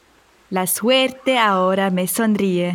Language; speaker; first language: Spanish; non-native, fluent; German